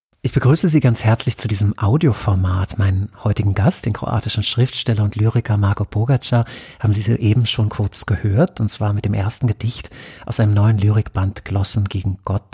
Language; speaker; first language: German; native; German